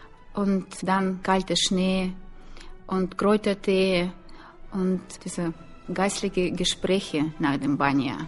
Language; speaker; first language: German; non-native, learner; Russian